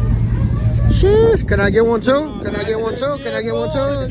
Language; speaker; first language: English; early bilingual, other home language; Spanish